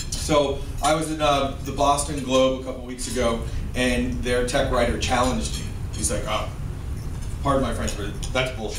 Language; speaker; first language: English; native; English